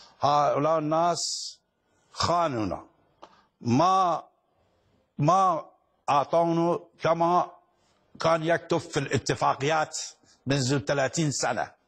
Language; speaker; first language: Arabic; non-native, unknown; Persian